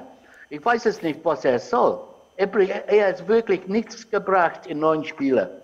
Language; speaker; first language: German; non-native, fluent; English